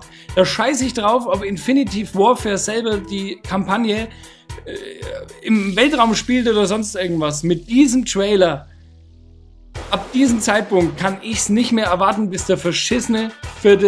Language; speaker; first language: German; native; German